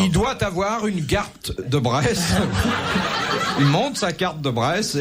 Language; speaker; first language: French; native; French